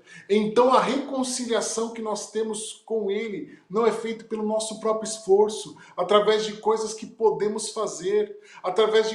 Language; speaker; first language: Portuguese; native; Portuguese